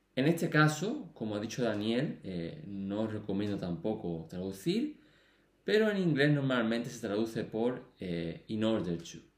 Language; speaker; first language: Spanish; native; Spanish